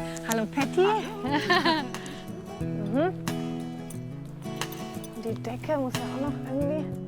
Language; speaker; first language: German; native; German